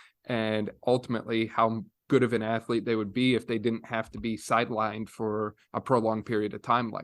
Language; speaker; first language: English; native; English